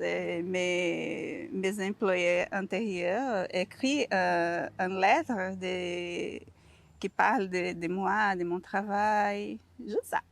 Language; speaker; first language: French; non-native, learner; Portuguese